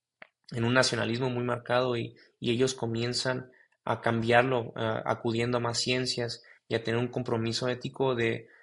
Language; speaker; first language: Spanish; native; Spanish